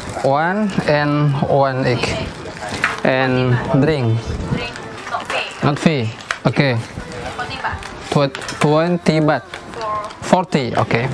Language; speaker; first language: English; non-native, learner; Indonesian